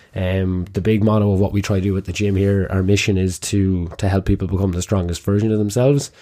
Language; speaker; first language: English; native; English